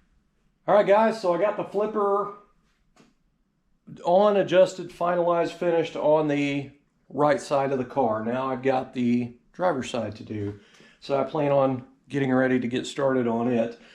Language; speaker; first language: English; native; English